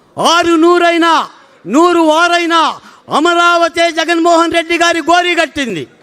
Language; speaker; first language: Telugu; native; Telugu